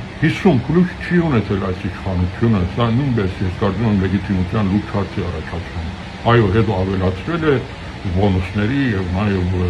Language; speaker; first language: Armenian; early bilingual, heritage; Armenian